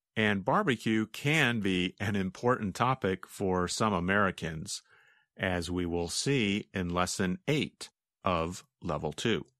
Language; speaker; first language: English; native; English